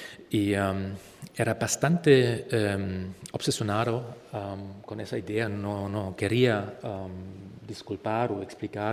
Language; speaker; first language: Spanish; non-native, fluent; German